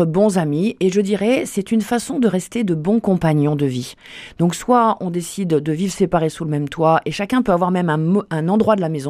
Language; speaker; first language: French; native; French